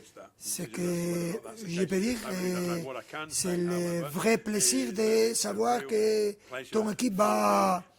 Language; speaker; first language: French; non-native, fluent; Spanish